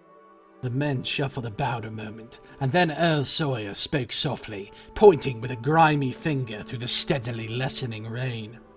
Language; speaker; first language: English; native; English